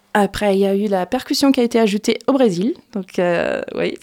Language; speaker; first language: French; non-native, fluent; Portuguese